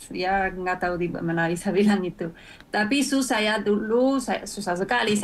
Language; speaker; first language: Indonesian; non-native, fluent; Spanish